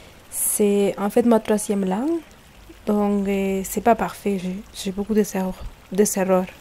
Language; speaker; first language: French; non-native, learner; Spanish